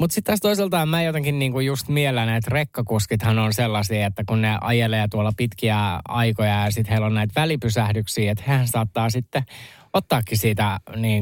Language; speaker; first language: Finnish; native; Finnish